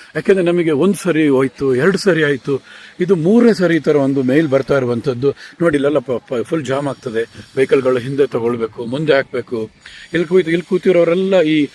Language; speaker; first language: Kannada; non-native, local second language; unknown